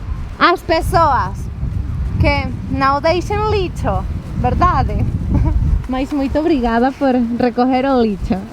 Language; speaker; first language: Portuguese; non-native, learner; Spanish